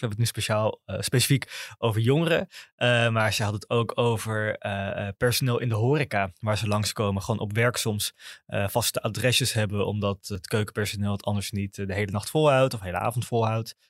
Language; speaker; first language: Dutch; native; Dutch